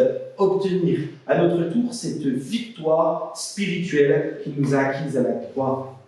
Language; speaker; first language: French; native; French